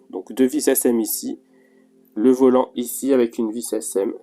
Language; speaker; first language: French; native; French